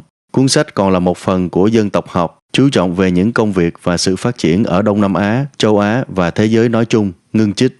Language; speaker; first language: Vietnamese; native; Vietnamese